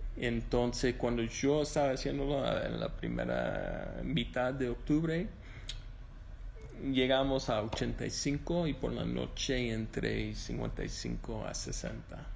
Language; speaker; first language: Spanish; non-native, learner; English